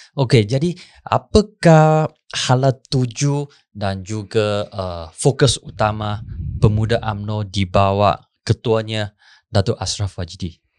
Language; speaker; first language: Malay; non-native, local second language; Chinese